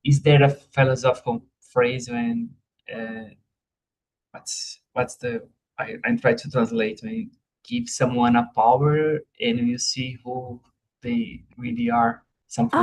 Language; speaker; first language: English; non-native, fluent; Portuguese